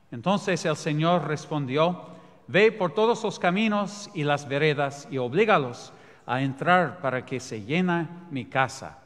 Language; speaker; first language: Spanish; non-native, fluent; English